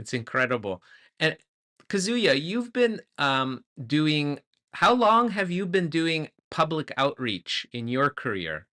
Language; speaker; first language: English; non-native, learner; Japanese